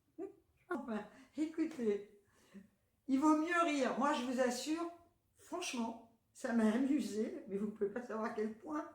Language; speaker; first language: French; native; French